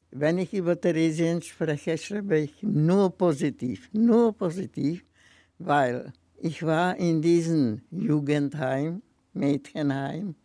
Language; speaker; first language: German; non-native, fluent; Czech